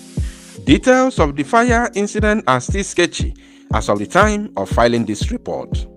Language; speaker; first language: English; non-native, local second language; Igbo